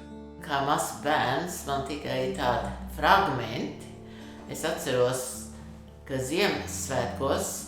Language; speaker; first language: Latvian; early bilingual, other home language; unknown